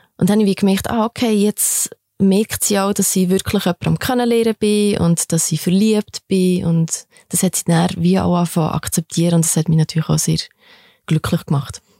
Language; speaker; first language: German; early bilingual, other home language; Albanian